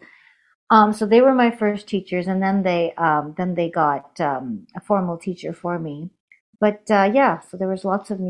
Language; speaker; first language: English; non-native, fluent; Hindi